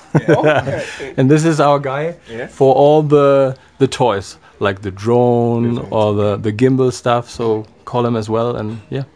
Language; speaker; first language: English; non-native, fluent; German